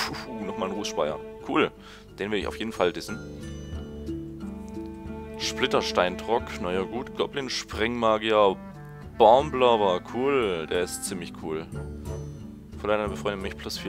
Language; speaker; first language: German; native; German